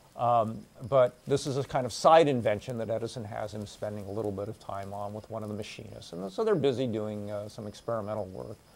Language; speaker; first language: English; native; English